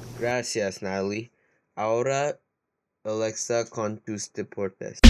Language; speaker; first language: Spanish; non-native, learner; English